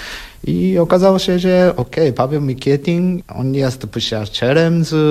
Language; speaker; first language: Polish; non-native, learner; Japanese